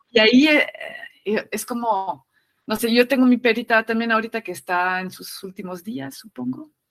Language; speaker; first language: Spanish; non-native, fluent; French